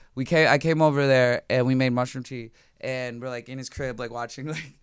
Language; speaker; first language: English; native; English